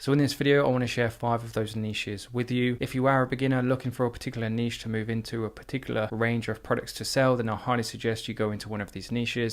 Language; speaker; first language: English; native; English